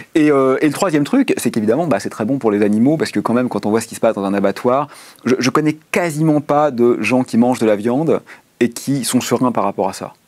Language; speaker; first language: French; native; French